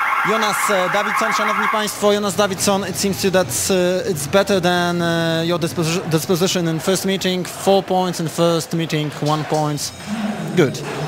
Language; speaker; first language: English; non-native, learner; Polish